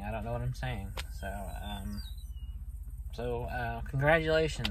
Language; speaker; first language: English; native; English